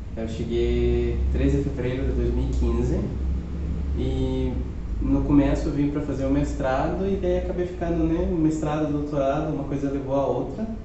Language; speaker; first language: Portuguese; non-native, fluent; Spanish